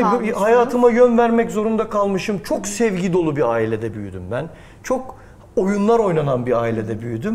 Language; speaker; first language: Turkish; native; Turkish